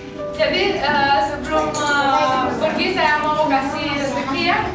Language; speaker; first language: Indonesian; non-native, fluent; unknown